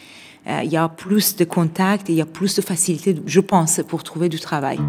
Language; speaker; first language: French; non-native, fluent; Persian